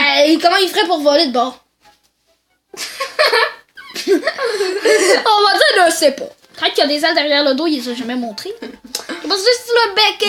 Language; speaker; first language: French; native; French